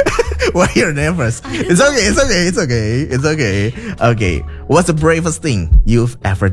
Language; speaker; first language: English; non-native, learner; Indonesian